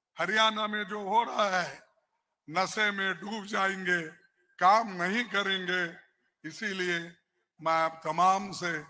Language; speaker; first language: Hindi; non-native, local second language; Kannada